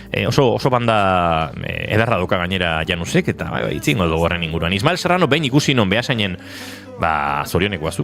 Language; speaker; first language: Basque; native; Basque